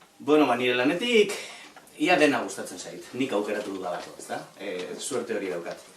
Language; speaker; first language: Basque; non-native, local second language; Spanish